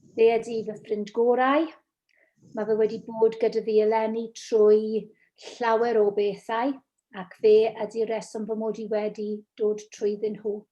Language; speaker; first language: Welsh; non-native, local second language; English